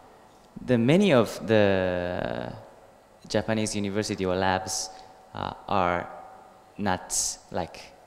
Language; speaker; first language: English; non-native, learner; Japanese